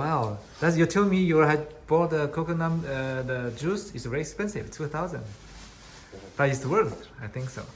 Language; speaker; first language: English; non-native, learner; Chinese